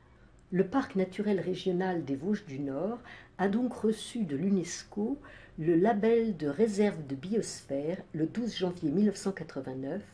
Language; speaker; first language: French; native; French